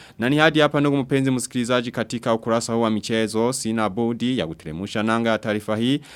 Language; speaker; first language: Swahili; non-native, local second language; Rundi